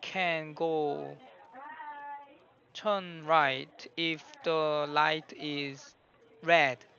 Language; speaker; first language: English; non-native, learner; Korean